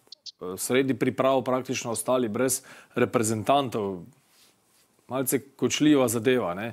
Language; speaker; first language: Slovenian; native; Slovenian